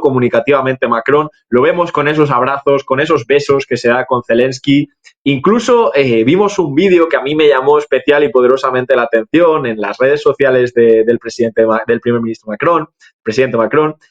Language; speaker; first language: Spanish; native; Spanish